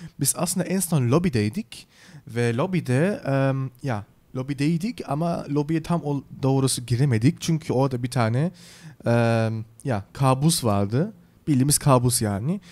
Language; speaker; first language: Turkish; early bilingual, heritage; Turkish